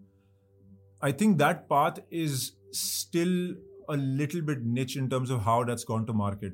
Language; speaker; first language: English; non-native, local second language; Hindi